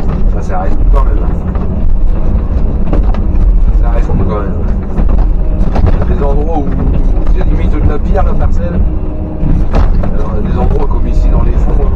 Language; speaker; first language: French; native; French